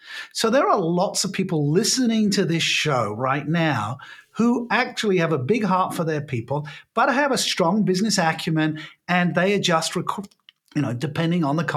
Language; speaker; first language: English; native; English